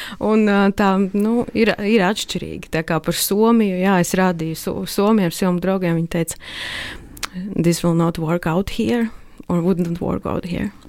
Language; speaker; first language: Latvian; native; Latvian